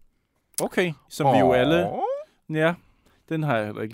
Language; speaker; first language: Danish; native; Danish